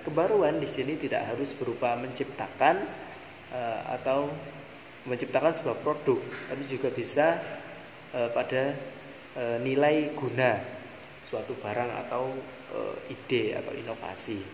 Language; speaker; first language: Indonesian; native; Indonesian